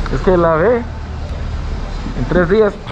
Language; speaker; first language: Spanish; non-native, learner; English